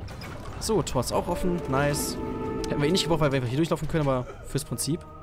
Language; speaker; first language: German; native; German